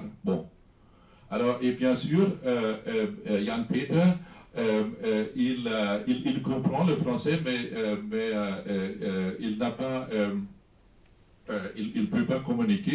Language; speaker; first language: French; non-native, fluent; German